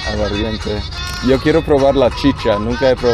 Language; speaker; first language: Spanish; non-native, fluent; English